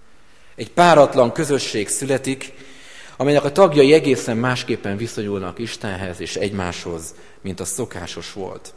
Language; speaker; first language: Hungarian; native; Hungarian